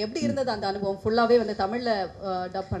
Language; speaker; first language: Tamil; native; Tamil